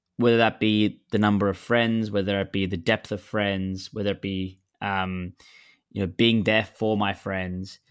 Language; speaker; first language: English; native; English